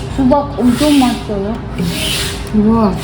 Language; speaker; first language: Korean; non-native, fluent; Ukrainian